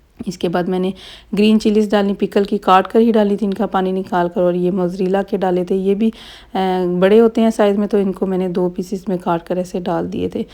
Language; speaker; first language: Urdu; native; Urdu